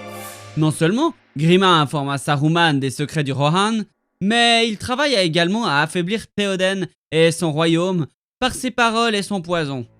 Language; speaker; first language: French; native; French